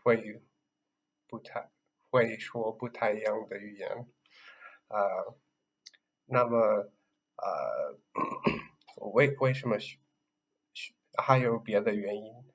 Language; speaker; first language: Chinese; non-native, learner; English